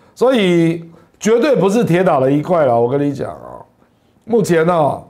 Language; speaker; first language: Chinese; native; Chinese